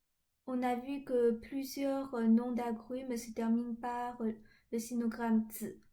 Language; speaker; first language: French; non-native, fluent; Chinese